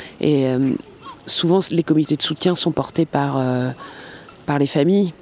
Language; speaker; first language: French; native; French